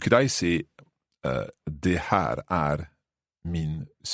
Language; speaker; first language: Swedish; non-native, learner; English